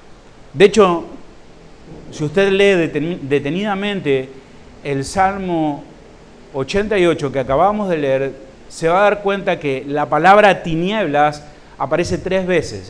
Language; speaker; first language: Spanish; native; Spanish